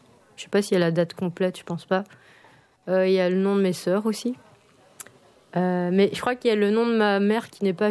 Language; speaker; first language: French; native; French